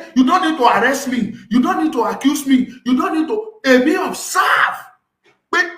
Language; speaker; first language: English; non-native, local second language; Yoruba